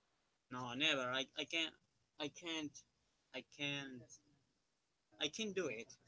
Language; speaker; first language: English; non-native, learner; Spanish